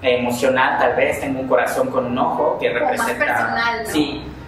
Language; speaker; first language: Spanish; native; Spanish